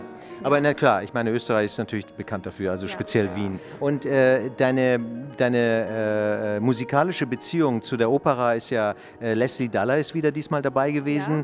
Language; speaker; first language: German; native; German